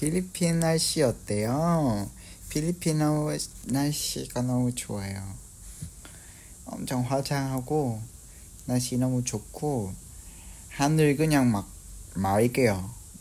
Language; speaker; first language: Korean; non-native, fluent; Vietnamese